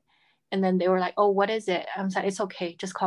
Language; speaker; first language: English; non-native, fluent; Chinese